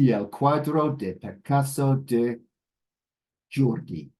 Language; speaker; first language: Spanish; non-native, learner; English